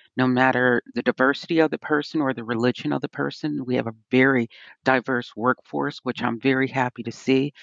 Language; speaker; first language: English; native; English